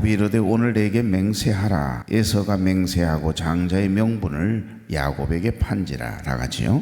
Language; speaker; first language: Korean; native; Korean